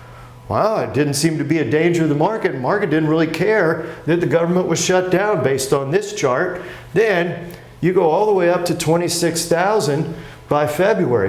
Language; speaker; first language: English; native; English